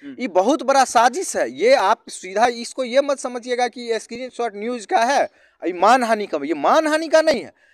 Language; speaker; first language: Hindi; native; Hindi